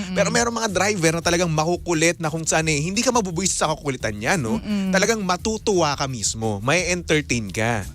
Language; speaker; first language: Filipino; native; Filipino